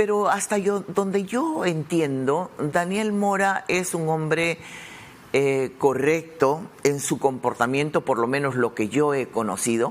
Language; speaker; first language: Spanish; native; Spanish